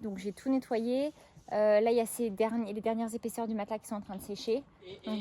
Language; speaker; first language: French; native; French